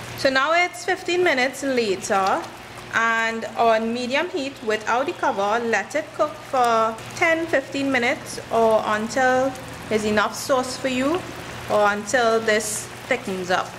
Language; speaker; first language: English; native; English